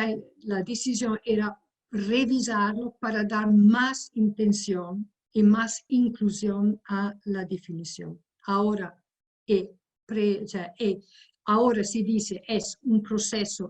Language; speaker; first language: Spanish; non-native, fluent; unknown